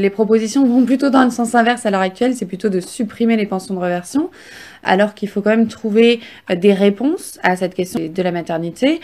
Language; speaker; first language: French; native; French